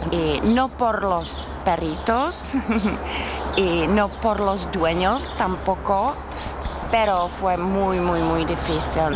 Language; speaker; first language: Spanish; non-native, learner; Czech